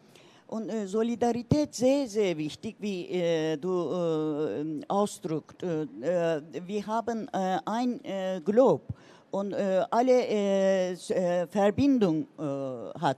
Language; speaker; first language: German; non-native, learner; Turkish